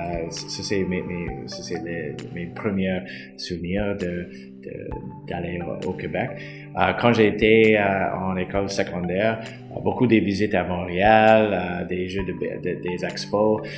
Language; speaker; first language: French; non-native, fluent; English